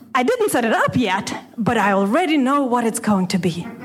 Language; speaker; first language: English; non-native, fluent; Russian